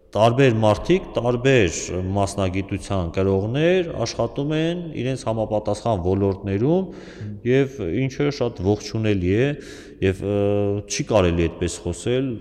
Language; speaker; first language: Armenian; native; Armenian